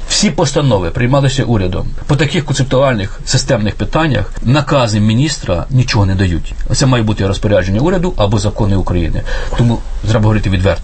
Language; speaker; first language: Ukrainian; native; Ukrainian